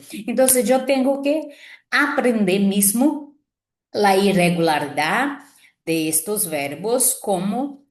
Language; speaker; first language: Spanish; non-native, fluent; Portuguese